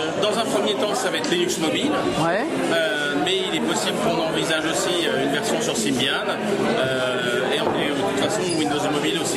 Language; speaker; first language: French; native; French